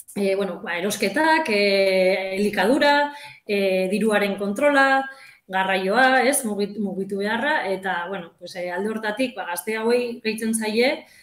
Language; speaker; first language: Basque; native; Basque